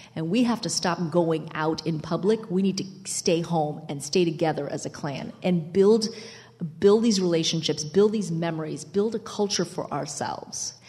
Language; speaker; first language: English; early bilingual, other home language; Italian